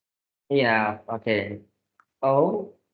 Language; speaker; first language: English; non-native, fluent; Indonesian